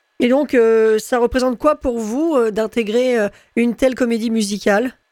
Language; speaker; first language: French; native; French